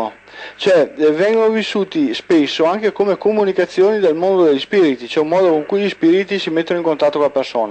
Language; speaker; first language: Italian; native; Italian